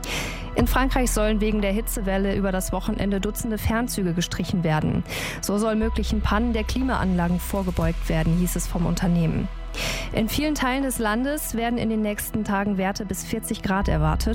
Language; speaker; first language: German; native; German